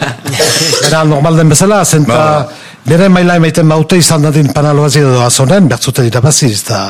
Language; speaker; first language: Basque; native; Basque